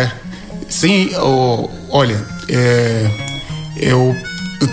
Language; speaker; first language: Portuguese; non-native, learner; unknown